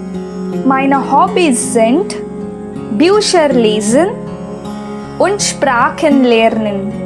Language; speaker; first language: German; non-native, learner; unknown